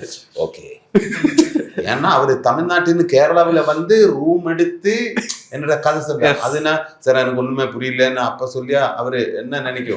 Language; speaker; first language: Tamil; non-native, learner; Malayalam